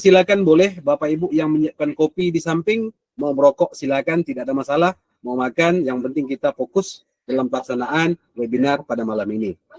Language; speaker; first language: Indonesian; native; Indonesian